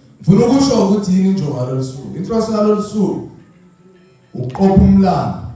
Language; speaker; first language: Zulu; non-native, local second language; Xhosa